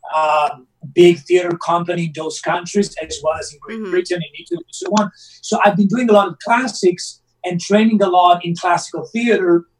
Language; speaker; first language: English; non-native, fluent; Italian